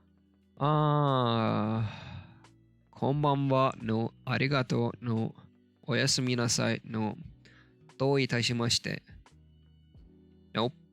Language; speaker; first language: Japanese; non-native, learner; Turkish